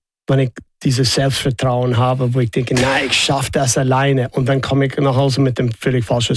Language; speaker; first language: German; non-native, fluent; English